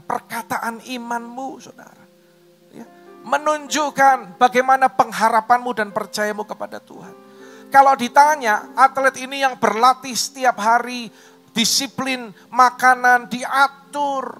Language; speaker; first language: Indonesian; native; Indonesian